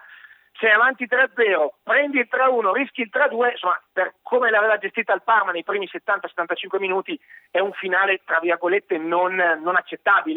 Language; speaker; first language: Italian; native; Italian